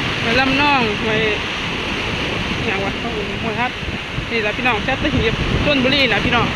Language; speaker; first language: Thai; non-native, local second language; Lao